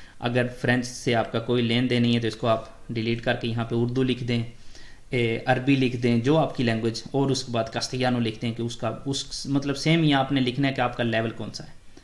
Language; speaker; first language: Urdu; native; Urdu